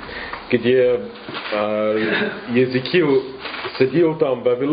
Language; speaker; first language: Russian; non-native, fluent; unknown